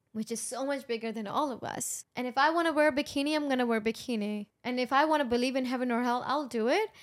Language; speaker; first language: English; non-native, local second language; Urdu